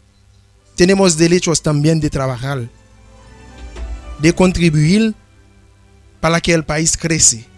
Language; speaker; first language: Spanish; non-native, learner; Haitian Creole